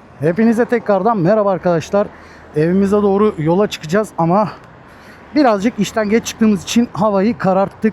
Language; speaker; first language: Turkish; native; Turkish